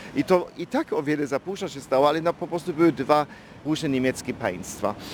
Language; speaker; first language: Polish; non-native, fluent; German